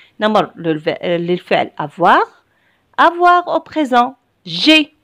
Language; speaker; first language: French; non-native, local second language; Arabic